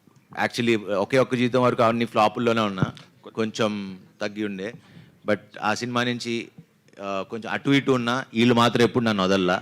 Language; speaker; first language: Telugu; native; Telugu